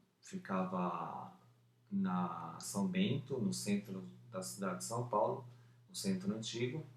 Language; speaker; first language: Portuguese; early bilingual, other home language; Spanish